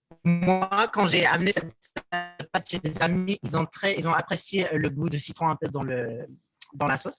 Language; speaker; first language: French; early bilingual, heritage; French